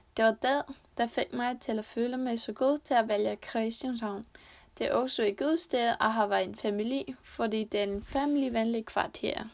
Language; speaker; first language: Danish; non-native, learner; Icelandic